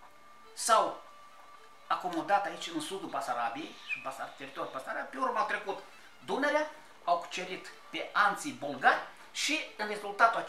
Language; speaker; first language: Romanian; native; Romanian